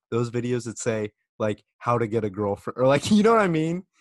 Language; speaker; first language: English; native; English